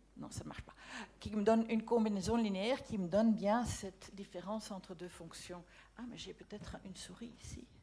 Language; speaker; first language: French; non-native, local second language; Dutch